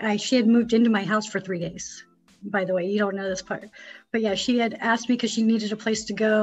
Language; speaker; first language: English; native; English